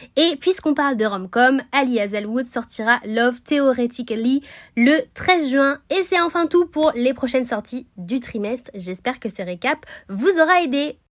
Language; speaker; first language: French; native; French